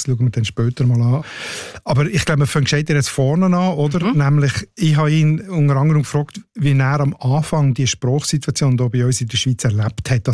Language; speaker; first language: German; native; German